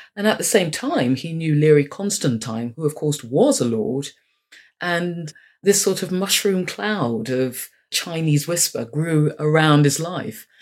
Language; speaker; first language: English; native; English